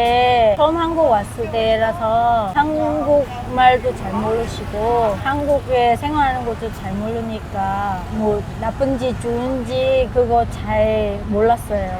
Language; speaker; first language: Korean; non-native, learner; Vietnamese